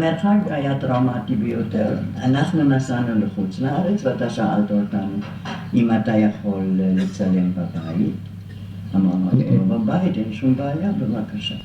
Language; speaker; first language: Hebrew; non-native, fluent; German